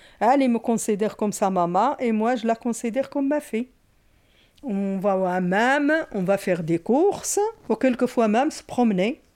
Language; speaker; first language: French; non-native, fluent; Arabic